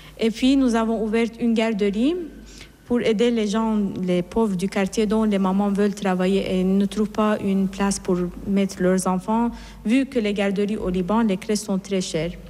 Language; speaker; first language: French; non-native, fluent; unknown